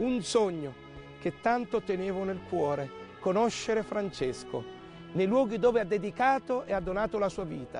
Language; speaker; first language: Italian; native; Italian